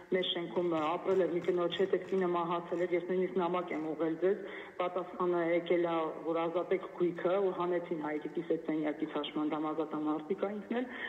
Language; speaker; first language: Armenian; native; Armenian